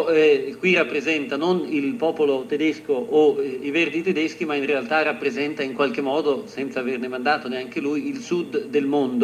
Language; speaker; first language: Italian; native; Italian